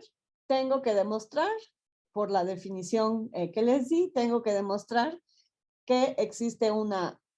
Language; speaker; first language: Spanish; native; Spanish